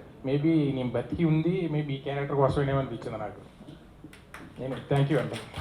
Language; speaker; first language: Telugu; native; Telugu